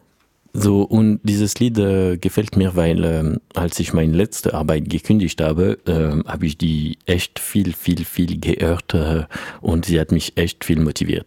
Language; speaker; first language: German; non-native, learner; French